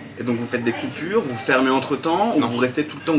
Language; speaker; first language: French; native; French